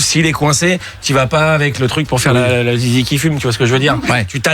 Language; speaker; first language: French; native; French